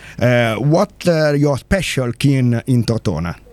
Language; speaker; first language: English; non-native, learner; Italian